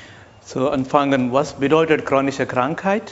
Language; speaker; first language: German; non-native, learner; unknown